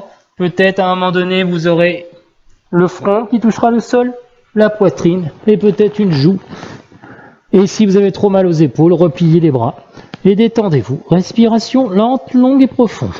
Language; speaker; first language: French; native; French